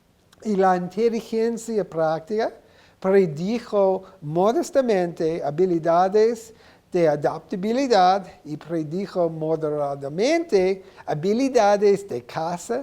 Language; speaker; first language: Spanish; non-native, learner; English